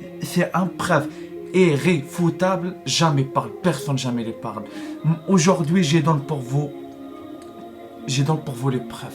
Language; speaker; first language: French; non-native, learner; Arabic